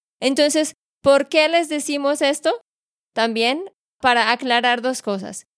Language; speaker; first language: Spanish; native; Spanish